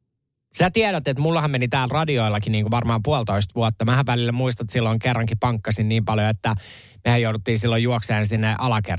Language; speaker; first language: Finnish; native; Finnish